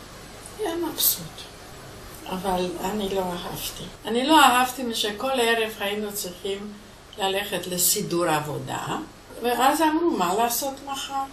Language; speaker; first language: Hebrew; non-native, fluent; Hungarian